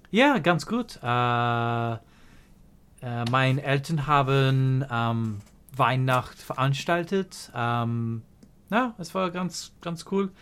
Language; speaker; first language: German; non-native, fluent; English